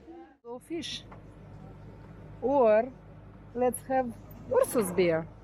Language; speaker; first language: English; non-native, learner; Romanian